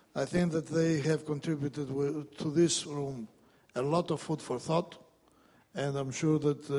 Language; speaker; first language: English; non-native, fluent; Greek